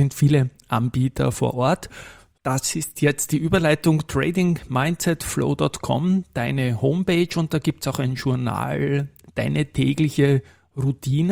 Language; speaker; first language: German; native; German